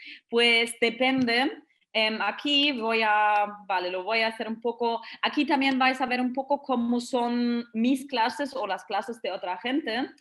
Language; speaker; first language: Spanish; non-native, fluent; German